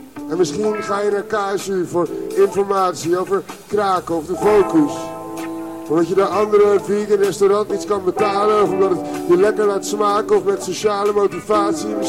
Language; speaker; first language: Dutch; native; Dutch